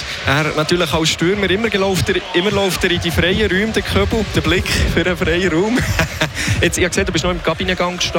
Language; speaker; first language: German; native; German